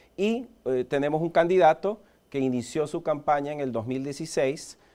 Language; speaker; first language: Spanish; early bilingual, heritage; Spanish